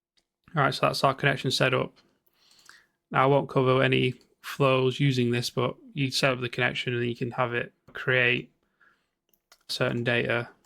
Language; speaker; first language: English; native; English